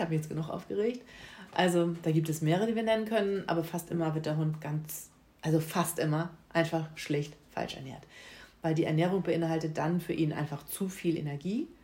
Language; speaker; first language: German; native; German